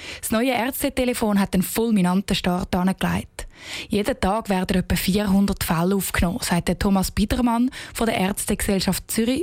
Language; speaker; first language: German; native; German